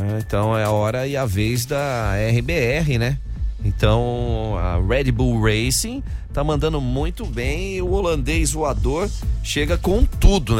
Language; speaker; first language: Portuguese; native; Portuguese